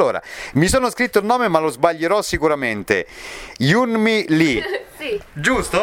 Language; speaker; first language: Italian; native; Italian